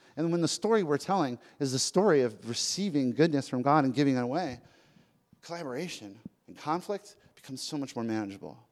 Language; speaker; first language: English; early bilingual, other home language; Spanish